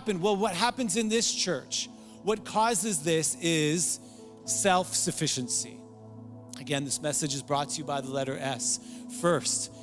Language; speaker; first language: English; native; English